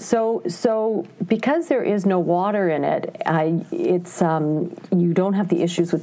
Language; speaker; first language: English; native; English